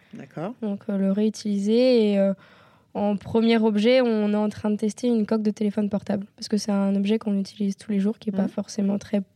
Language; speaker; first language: French; native; French